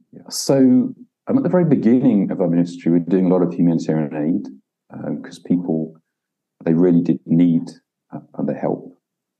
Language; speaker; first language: English; native; English